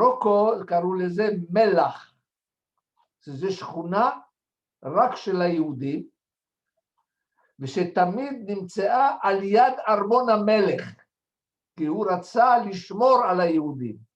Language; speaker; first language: Hebrew; non-native, fluent; French